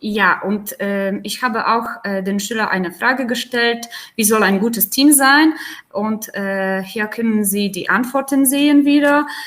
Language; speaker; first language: German; non-native, fluent; Polish